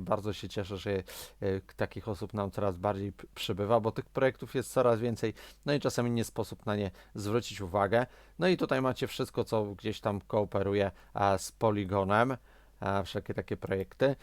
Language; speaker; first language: Polish; native; Polish